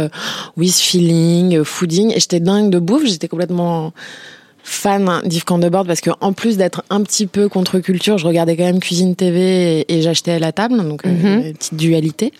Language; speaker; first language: French; native; French